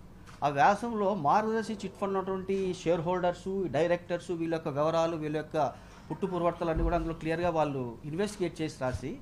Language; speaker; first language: Telugu; native; Telugu